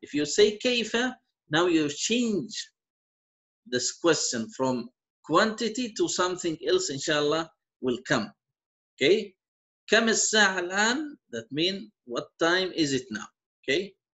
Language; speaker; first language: English; non-native, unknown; Arabic